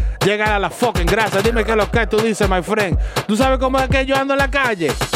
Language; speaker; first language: Spanish; early bilingual, heritage; Spanish